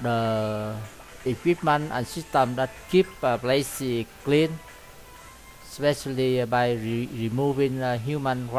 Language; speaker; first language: English; non-native, learner; Vietnamese